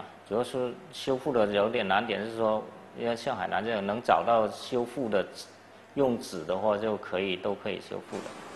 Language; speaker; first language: Chinese; native; Chinese